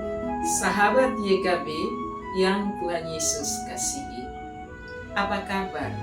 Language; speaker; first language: Indonesian; non-native, local second language; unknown